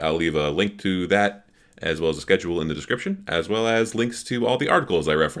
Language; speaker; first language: English; native; English